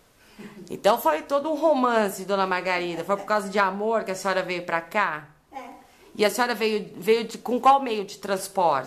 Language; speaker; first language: Portuguese; native; Portuguese